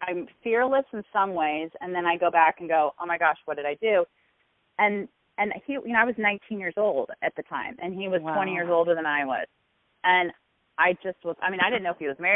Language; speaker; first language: English; native; English